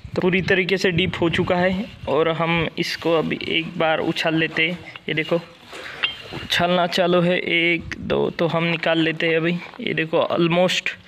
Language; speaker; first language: Hindi; non-native, local second language; Marathi